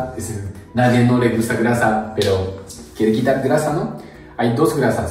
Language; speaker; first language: Spanish; non-native, learner; Japanese